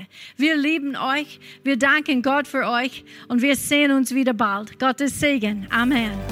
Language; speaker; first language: German; non-native, fluent; English